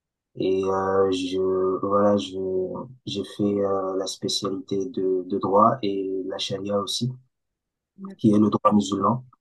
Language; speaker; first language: French; non-native, local second language; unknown